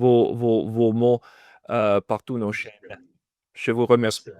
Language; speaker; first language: French; non-native, fluent; German